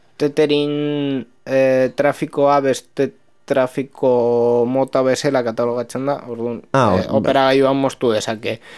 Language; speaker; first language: Basque; non-native, local second language; Spanish